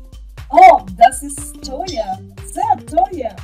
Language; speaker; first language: German; non-native, learner; Spanish